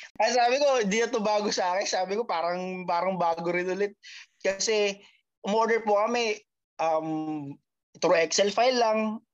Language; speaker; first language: Filipino; native; Filipino